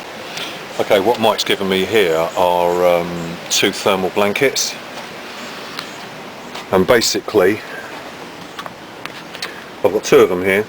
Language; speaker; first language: English; native; English